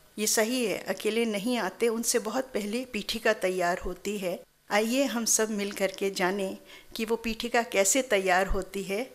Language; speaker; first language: Hindi; native; Hindi